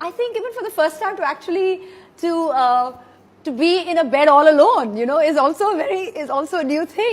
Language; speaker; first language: English; non-native, local second language; Hindi